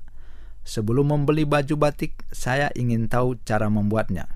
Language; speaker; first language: Indonesian; non-native, fluent; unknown